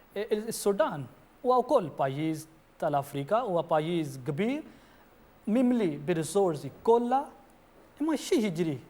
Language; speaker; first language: Maltese; non-native, fluent; Urdu